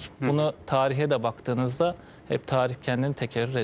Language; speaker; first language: Turkish; native; Turkish